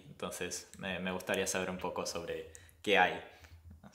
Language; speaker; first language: Spanish; non-native, fluent; Japanese